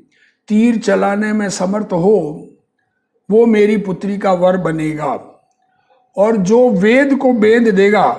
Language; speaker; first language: Hindi; native; Hindi